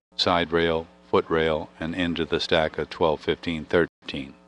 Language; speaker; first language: English; native; English